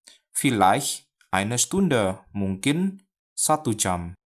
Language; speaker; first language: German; non-native, fluent; Indonesian